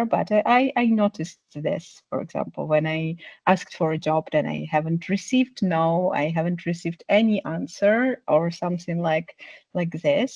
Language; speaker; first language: English; non-native, fluent; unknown